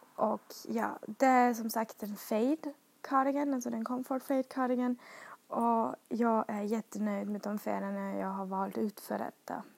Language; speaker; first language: Swedish; non-native, fluent; German